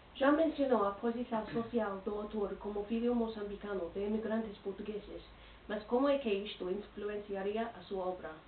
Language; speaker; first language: Portuguese; non-native, learner; English